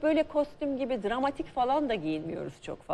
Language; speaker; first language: Turkish; native; Turkish